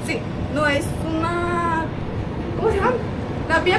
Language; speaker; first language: Spanish; native; Spanish